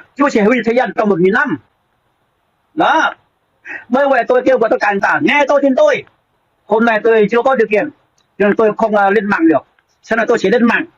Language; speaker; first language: Vietnamese; non-native, local second language; Jarai